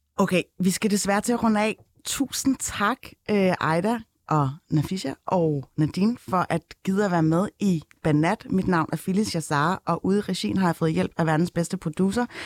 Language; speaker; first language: Danish; early bilingual, other home language; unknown